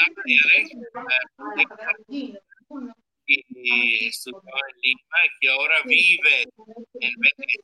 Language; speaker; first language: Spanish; non-native, learner; Italian